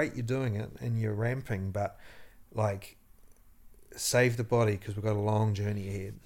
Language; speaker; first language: English; native; English